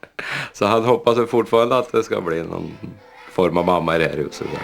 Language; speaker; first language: Swedish; native; Swedish